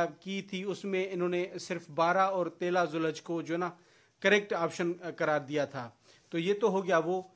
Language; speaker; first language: Urdu; non-native, local second language; Sindhi